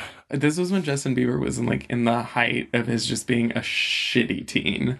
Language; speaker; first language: English; native; English